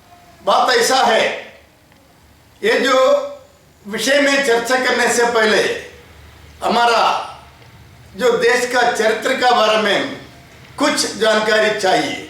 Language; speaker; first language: Hindi; non-native, local second language; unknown